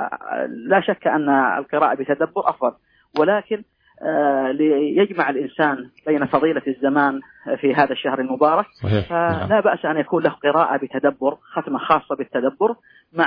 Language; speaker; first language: Arabic; native; Arabic